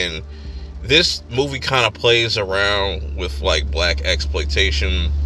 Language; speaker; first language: English; native; English